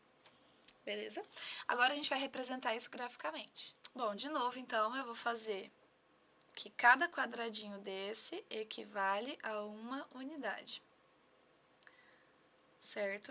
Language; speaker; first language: Portuguese; native; Portuguese